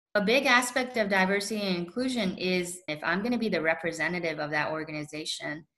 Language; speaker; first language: English; early bilingual, other home language; Urdu